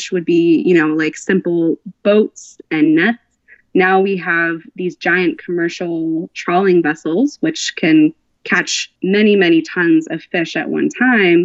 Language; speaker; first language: English; native; English